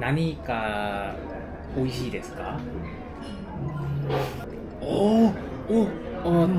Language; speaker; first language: Japanese; non-native, learner; Thai